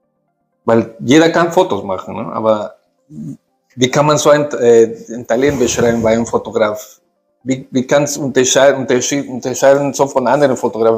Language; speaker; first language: German; non-native, fluent; Spanish